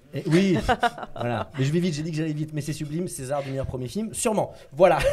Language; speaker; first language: French; native; French